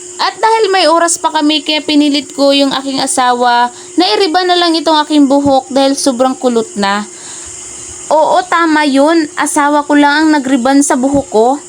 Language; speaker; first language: Filipino; non-native, local second language; Cebuano